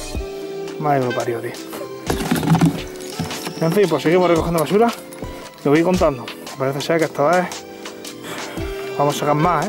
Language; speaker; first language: Spanish; native; Spanish